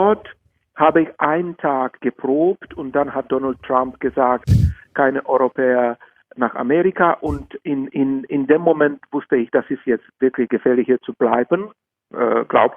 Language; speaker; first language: German; non-native, fluent; Czech